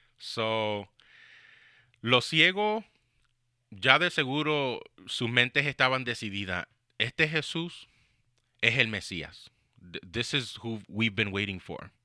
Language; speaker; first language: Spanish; early bilingual, heritage; Spanish